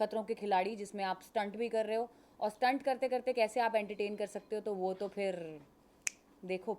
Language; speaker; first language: Hindi; native; Hindi